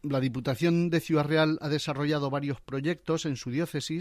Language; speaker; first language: Spanish; native; Spanish